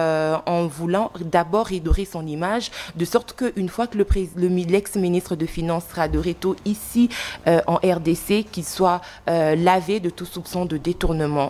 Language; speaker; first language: French; non-native, local second language; Lingala